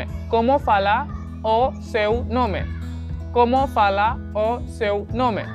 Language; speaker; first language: Portuguese; non-native, learner; Hindi